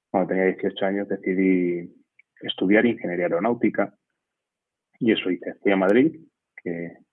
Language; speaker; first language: Spanish; native; Spanish